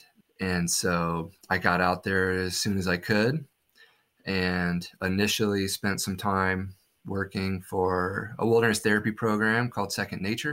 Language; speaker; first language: English; native; English